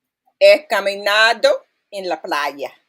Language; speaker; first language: Spanish; non-native, learner; English